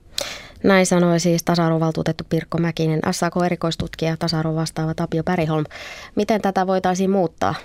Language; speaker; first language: Finnish; native; Finnish